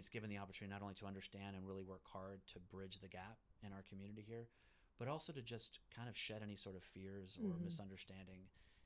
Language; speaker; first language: English; early bilingual, other home language; Spanish